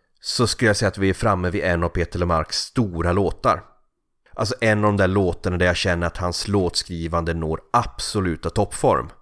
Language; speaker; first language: Swedish; native; Swedish